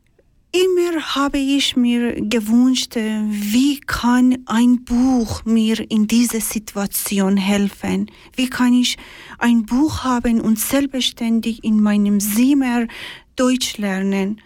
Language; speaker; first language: German; non-native, learner; Persian